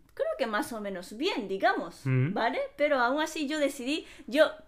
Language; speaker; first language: Spanish; non-native, fluent; Japanese